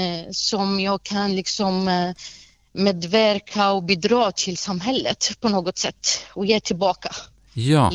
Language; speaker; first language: Swedish; non-native, fluent; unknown